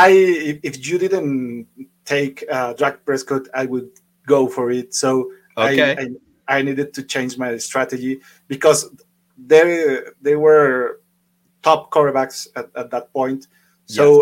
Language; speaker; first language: English; non-native, fluent; Spanish